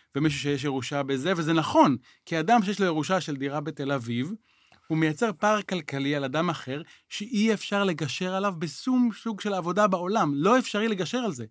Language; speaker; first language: Hebrew; native; Hebrew